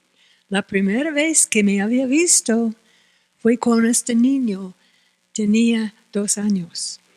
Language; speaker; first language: Spanish; non-native, fluent; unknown